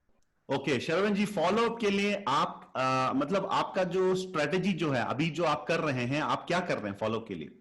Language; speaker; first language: Hindi; native; Hindi